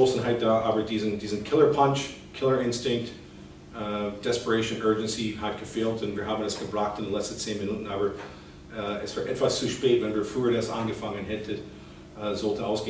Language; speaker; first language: German; non-native, fluent; English